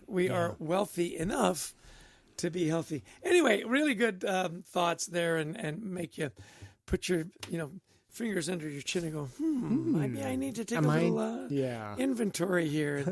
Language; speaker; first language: English; native; English